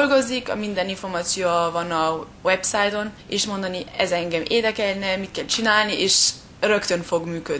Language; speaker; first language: Hungarian; early bilingual, heritage; German